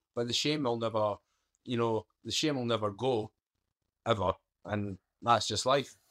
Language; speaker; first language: English; native; English